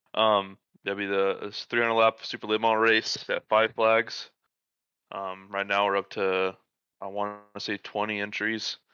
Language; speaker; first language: English; native; English